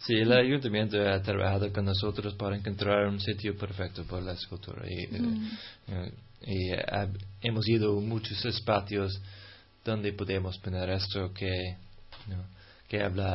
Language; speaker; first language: Spanish; non-native, fluent; English